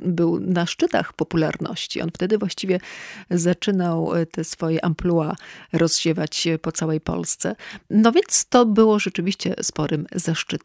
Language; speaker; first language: Polish; native; Polish